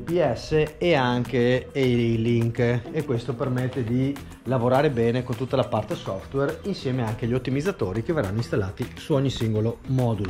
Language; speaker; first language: Italian; native; Italian